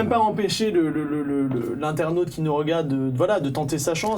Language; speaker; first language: French; native; French